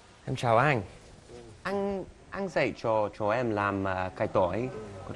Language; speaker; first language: Vietnamese; non-native, learner; English